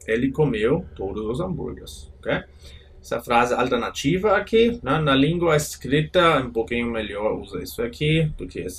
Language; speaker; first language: Portuguese; non-native, fluent; German